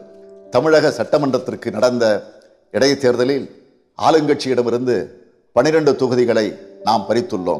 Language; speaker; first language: Tamil; native; Tamil